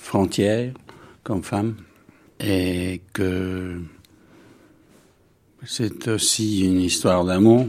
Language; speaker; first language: French; non-native, fluent; English